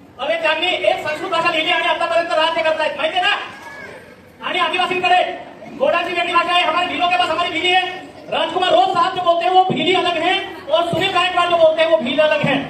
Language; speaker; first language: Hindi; non-native, local second language; Bhili